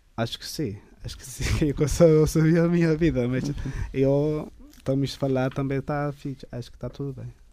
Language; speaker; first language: Portuguese; non-native, learner; Tigrinya